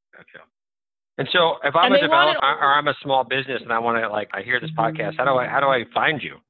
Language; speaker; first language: English; native; English